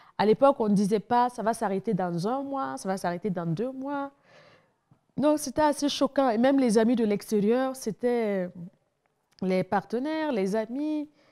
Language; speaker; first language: French; non-native, local second language; Mossi